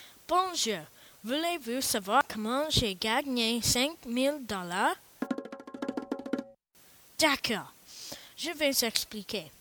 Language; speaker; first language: French; non-native, learner; English